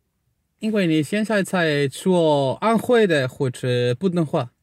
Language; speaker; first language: Chinese; non-native, learner; Spanish